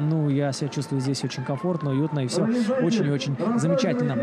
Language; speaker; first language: Russian; native; Russian